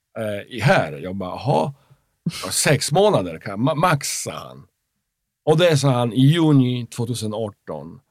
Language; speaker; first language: Swedish; non-native, fluent; Polish